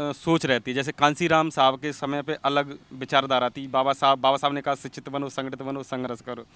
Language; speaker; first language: Hindi; native; Hindi